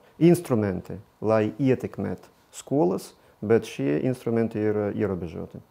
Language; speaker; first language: Latvian; non-native, local second language; Russian